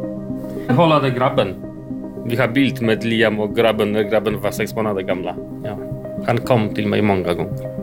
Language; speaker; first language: Swedish; non-native, learner; Polish